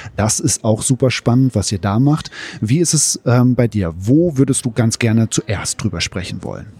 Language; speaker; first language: German; native; German